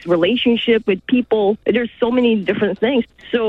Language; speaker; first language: English; non-native, local second language; Filipino